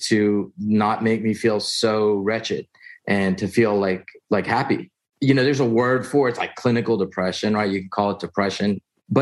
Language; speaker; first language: English; native; English